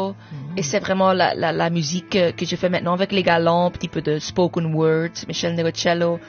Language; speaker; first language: French; non-native, fluent; English